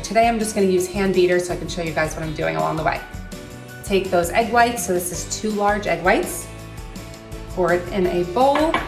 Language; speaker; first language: English; native; English